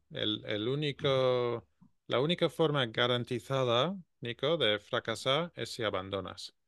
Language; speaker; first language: Spanish; non-native, fluent; English